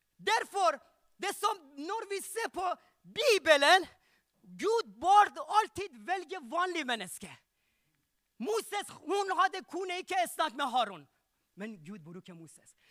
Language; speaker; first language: Norwegian; non-native, learner; Persian